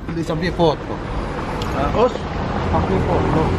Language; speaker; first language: English; non-native, learner; Indonesian